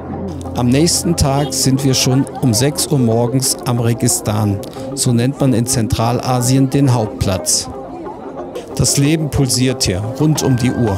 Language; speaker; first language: German; native; German